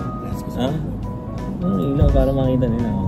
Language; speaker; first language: Filipino; native; Filipino